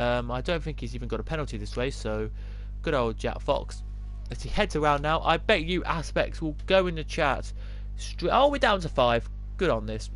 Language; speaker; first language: English; native; English